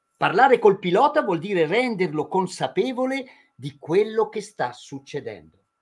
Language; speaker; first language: Italian; native; Italian